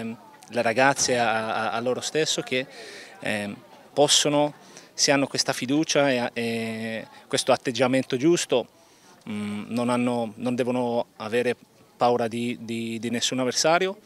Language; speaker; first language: Italian; non-native, fluent; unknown